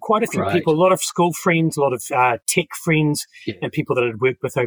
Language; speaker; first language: English; native; English